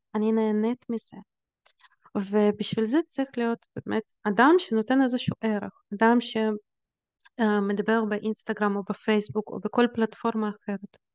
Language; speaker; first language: Hebrew; early bilingual, other home language; Russian